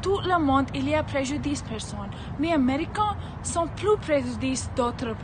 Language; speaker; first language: French; non-native, learner; English